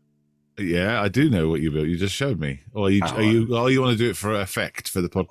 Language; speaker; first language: English; native; English